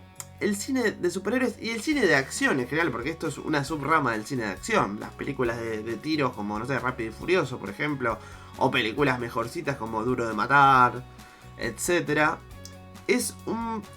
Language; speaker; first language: Spanish; native; Spanish